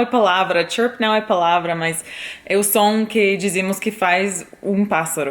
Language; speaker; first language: Portuguese; non-native, fluent; English